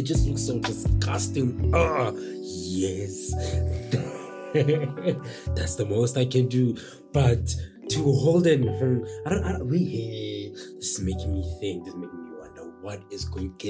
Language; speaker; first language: English; non-native, local second language; Southern Sotho